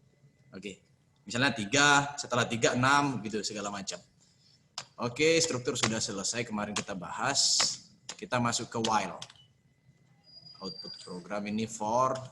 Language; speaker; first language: Indonesian; native; Indonesian